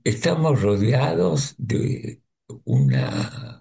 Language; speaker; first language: Spanish; early bilingual, other home language; Yiddish